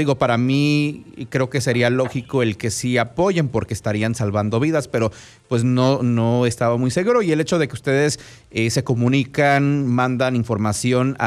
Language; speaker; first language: Spanish; native; Spanish